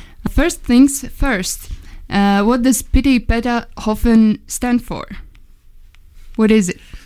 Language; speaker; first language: English; non-native, fluent; Latvian